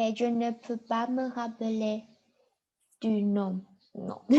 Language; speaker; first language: French; non-native, learner; Chinese